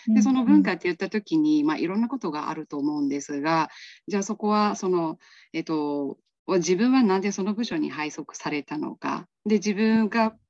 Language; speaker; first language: Japanese; non-native, fluent; Burmese